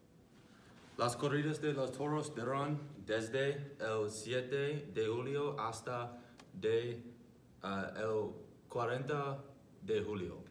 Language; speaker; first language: Spanish; non-native, learner; English